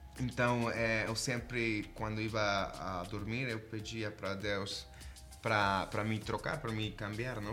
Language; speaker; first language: Portuguese; non-native, fluent; Spanish